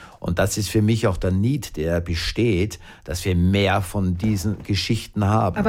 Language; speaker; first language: German; native; German